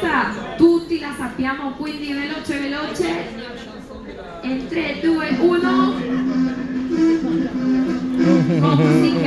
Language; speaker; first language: Italian; non-native, fluent; Spanish